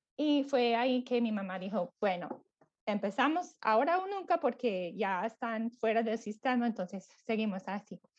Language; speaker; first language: Spanish; non-native, fluent; English